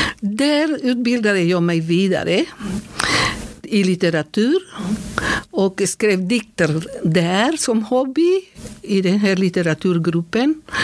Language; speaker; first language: Swedish; non-native, fluent; Spanish